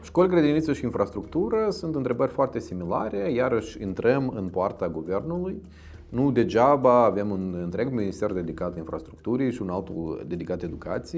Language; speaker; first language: Romanian; native; Romanian